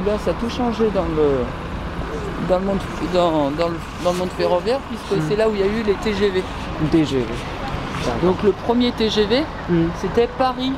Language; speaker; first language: French; native; French